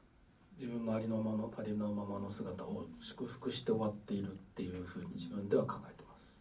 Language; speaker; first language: Japanese; native; Japanese